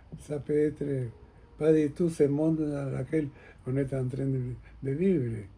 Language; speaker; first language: French; non-native, fluent; Spanish